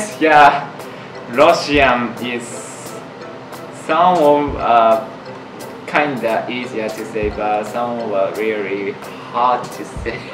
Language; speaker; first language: English; non-native, learner; Japanese